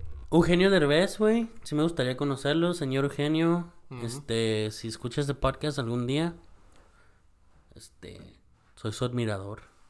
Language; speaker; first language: Spanish; early bilingual, heritage; Spanish